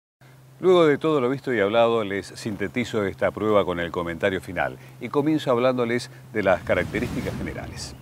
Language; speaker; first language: Spanish; native; Spanish